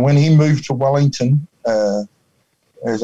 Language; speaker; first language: English; native; English